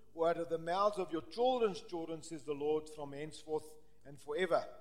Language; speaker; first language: English; early bilingual, other home language; Afrikaans